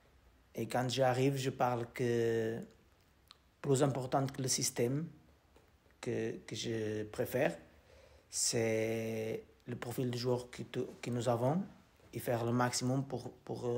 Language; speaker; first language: French; non-native, learner; Portuguese